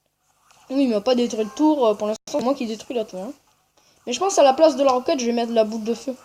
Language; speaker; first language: French; native; French